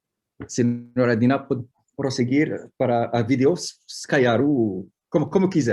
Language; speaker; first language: Portuguese; non-native, fluent; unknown